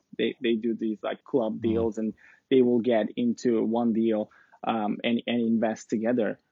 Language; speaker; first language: English; non-native, fluent; Turkish